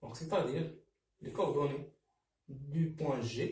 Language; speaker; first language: French; non-native, local second language; Arabic